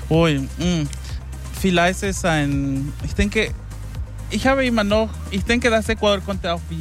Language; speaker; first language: German; non-native, fluent; Spanish